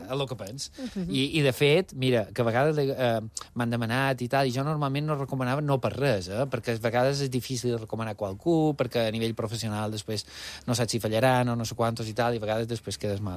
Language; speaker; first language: Catalan; native; Catalan